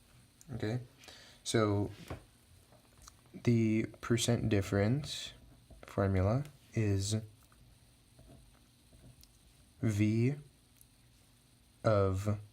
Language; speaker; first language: English; native; English